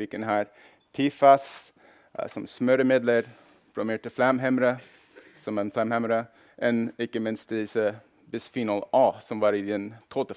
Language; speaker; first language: Norwegian; non-native, fluent; English